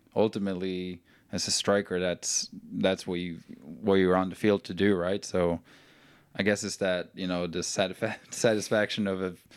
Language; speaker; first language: English; non-native, fluent; Norwegian